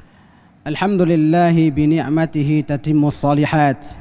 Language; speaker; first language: Arabic; non-native, fluent; Indonesian